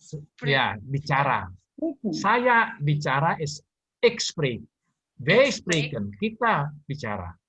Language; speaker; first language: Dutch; non-native, fluent; Indonesian